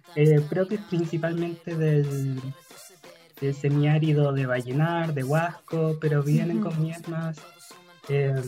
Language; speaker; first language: Spanish; native; Spanish